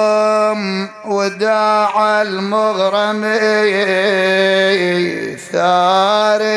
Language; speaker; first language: Arabic; native; Arabic